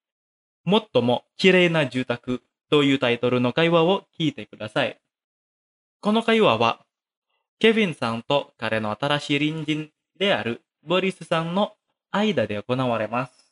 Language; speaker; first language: Japanese; non-native, fluent; Indonesian